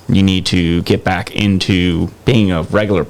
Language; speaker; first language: English; native; English